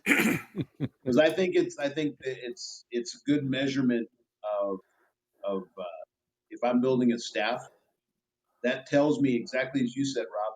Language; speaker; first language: English; native; English